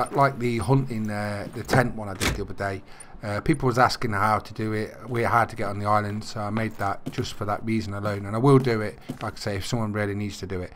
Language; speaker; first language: English; native; English